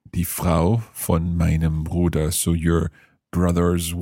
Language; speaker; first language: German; non-native, learner; English